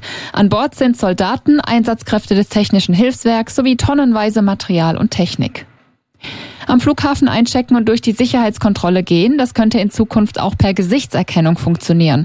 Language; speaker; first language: German; native; German